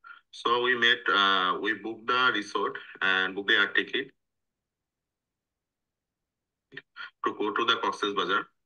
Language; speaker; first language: English; non-native, fluent; Bangla